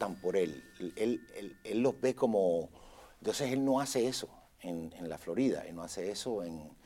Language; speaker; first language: Spanish; native; Spanish